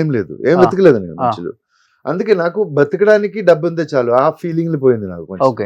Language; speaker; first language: Telugu; non-native, learner; Malayalam